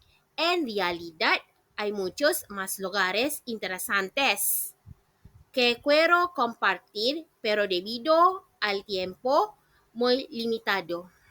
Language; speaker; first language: Spanish; non-native, learner; Malay